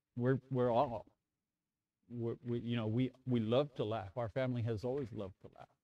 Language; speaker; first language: English; native; English